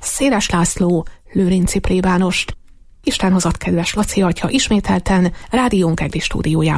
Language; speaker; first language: Hungarian; native; Hungarian